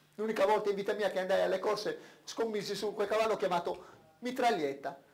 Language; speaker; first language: Italian; native; Italian